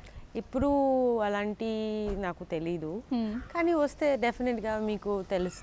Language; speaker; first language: Telugu; non-native, learner; Bangla